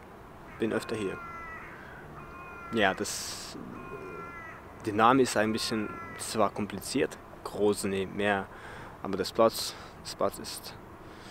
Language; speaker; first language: German; early bilingual, other home language; Chechen